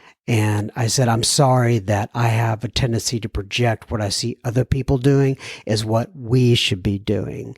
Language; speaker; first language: English; native; English